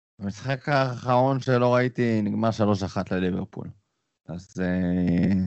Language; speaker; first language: Hebrew; native; Hebrew